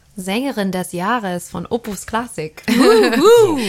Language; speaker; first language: German; non-native, fluent; English